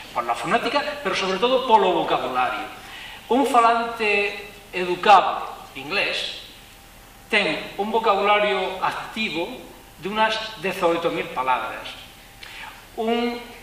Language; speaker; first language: Spanish; native; Spanish